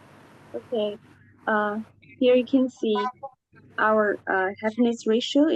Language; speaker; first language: English; non-native, fluent; Chinese